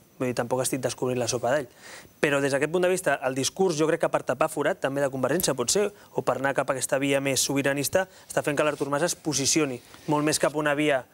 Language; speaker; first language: Catalan; native; Catalan